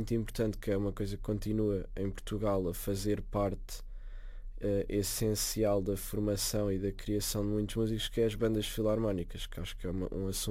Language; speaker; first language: Portuguese; native; Portuguese